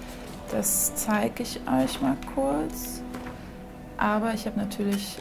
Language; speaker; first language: German; native; German